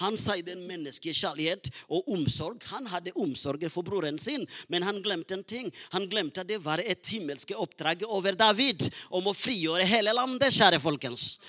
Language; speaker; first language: Norwegian; non-native, fluent; Rundi